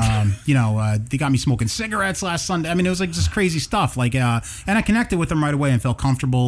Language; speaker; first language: English; native; English